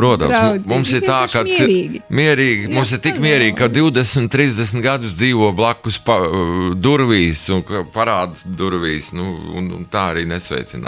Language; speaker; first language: Latvian; native; Latvian